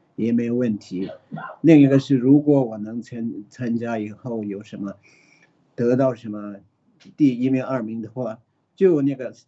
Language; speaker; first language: Chinese; early bilingual, other home language; Tibetan